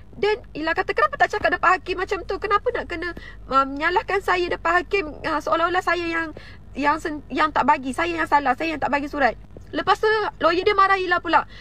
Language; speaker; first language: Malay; native; Malay